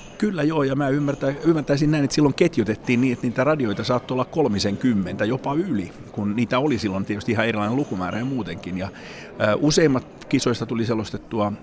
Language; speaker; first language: Finnish; native; Finnish